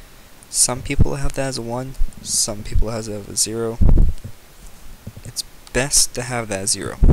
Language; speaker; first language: English; native; English